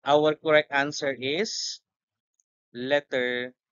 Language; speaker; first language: English; non-native, local second language; Filipino